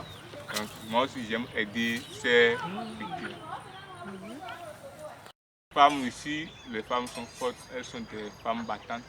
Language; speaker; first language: French; non-native, local second language; Fon